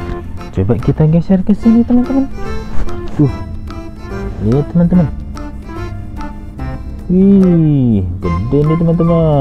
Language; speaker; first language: Indonesian; native; Indonesian